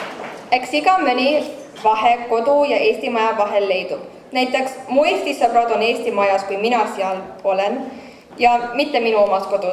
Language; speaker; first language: Estonian; early bilingual, heritage; Estonian